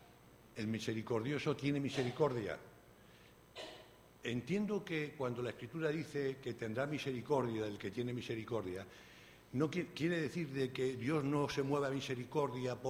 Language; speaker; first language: Spanish; native; Spanish